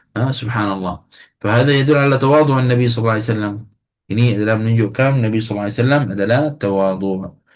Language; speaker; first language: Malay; non-native, fluent; Arabic